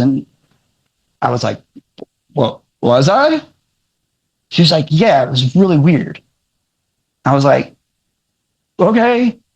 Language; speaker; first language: English; native; English